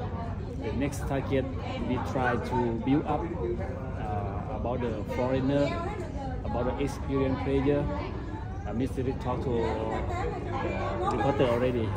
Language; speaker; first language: English; non-native, learner; Thai